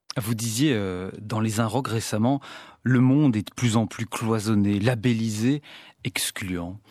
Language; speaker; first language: French; native; French